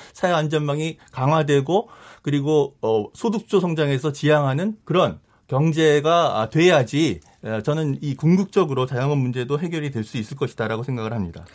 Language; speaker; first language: Korean; native; Korean